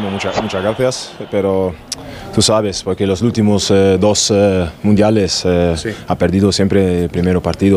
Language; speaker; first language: Spanish; non-native, learner; German